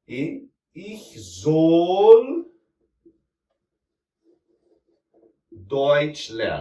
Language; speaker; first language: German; non-native, fluent; Portuguese